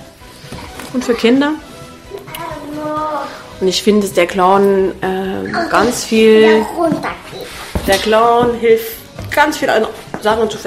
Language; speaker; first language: German; non-native, fluent; French